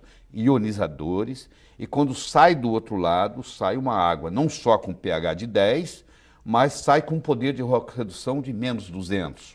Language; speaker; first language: Portuguese; native; Portuguese